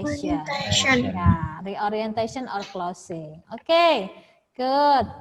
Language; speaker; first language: English; non-native, learner; Indonesian